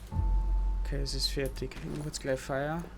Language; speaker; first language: German; native; German